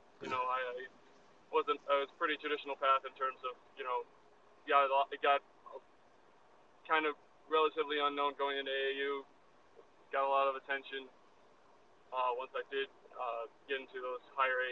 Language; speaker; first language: English; native; English